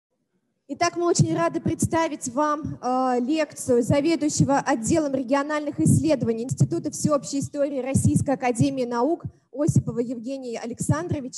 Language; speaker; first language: Russian; native; Russian